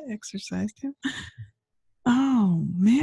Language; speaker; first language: English; native; English